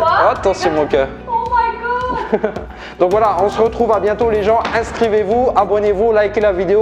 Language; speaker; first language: French; native; French